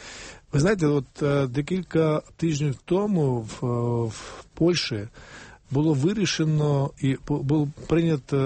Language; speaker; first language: Ukrainian; non-native, fluent; Georgian